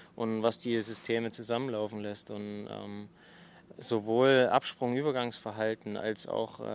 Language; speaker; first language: German; native; German